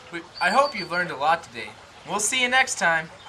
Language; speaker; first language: English; native; English